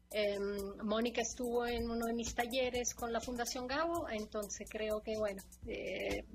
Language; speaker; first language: Spanish; non-native, fluent; Italian